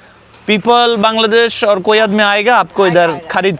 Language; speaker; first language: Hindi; non-native, learner; Bangla